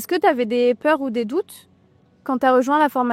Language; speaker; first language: French; native; French